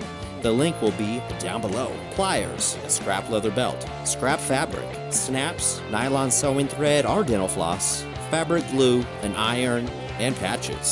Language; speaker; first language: English; native; English